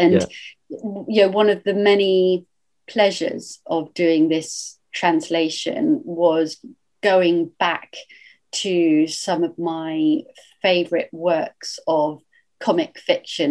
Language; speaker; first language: English; native; English